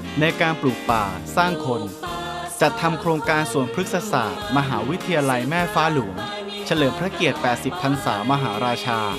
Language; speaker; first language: Thai; native; Thai